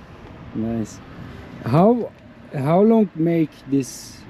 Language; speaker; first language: English; non-native, learner; Turkish